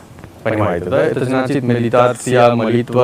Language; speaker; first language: Russian; non-native, learner; Hindi